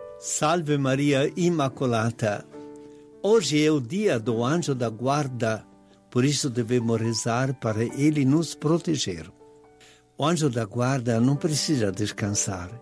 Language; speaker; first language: Portuguese; non-native, fluent; Italian